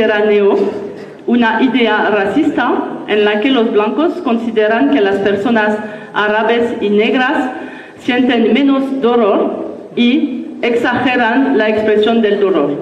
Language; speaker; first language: Spanish; non-native, learner; French